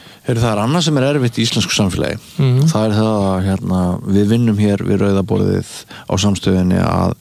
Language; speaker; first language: Icelandic; native; Icelandic